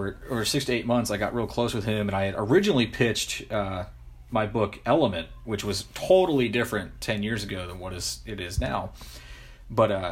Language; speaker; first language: English; native; English